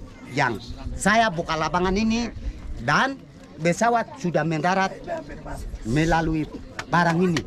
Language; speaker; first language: Indonesian; non-native, local second language; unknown